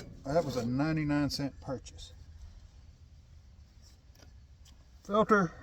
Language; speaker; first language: English; native; English